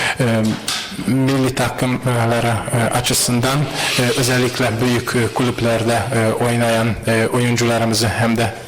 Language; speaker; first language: Turkish; non-native, fluent; Hungarian